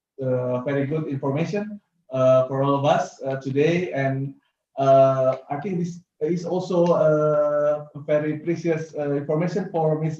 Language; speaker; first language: English; non-native, fluent; Indonesian